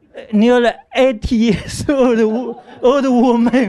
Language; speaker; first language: English; non-native, learner; Chinese